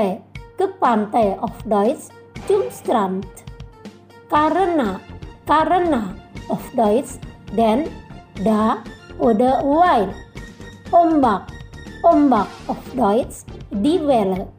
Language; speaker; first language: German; non-native, fluent; Indonesian